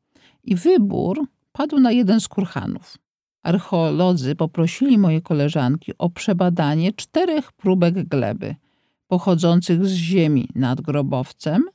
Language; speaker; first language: Polish; native; Polish